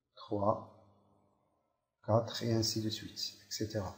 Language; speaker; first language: French; non-native, local second language; Arabic